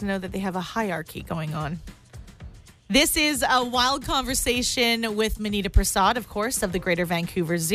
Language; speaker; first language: English; native; English